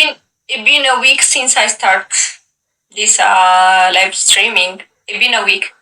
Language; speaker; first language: English; non-native, local second language; Amharic